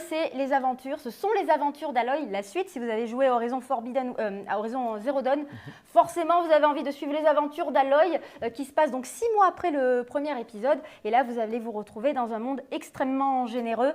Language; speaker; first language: French; native; French